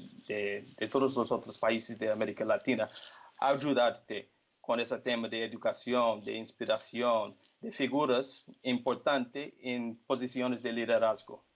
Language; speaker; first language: Spanish; non-native, fluent; Portuguese